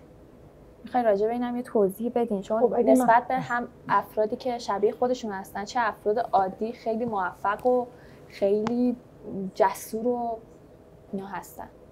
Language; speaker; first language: Persian; native; Persian